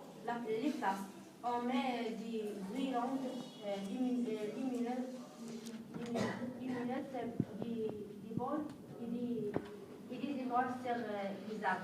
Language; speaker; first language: French; non-native, learner; Arabic